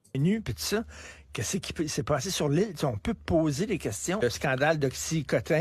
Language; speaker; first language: French; native; French